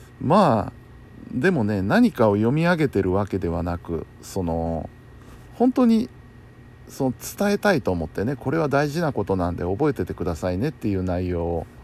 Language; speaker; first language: Japanese; native; Japanese